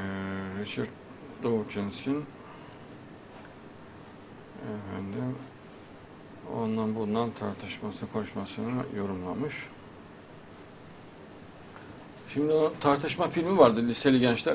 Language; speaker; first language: Turkish; native; Turkish